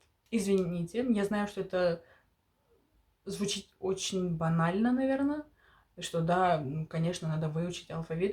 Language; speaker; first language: Russian; early bilingual, heritage; Russian